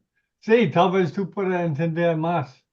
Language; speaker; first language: Spanish; non-native, learner; English